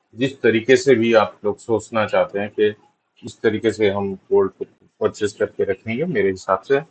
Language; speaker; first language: Hindi; non-native, local second language; Bangla